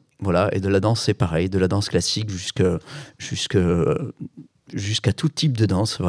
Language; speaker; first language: French; native; French